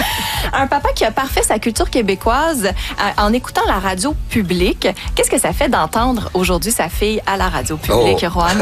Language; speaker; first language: French; native; French